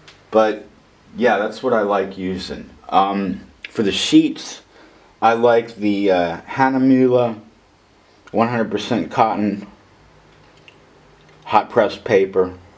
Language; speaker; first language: English; native; English